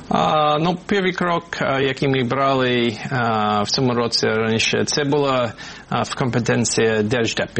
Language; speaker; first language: Ukrainian; non-native, fluent; English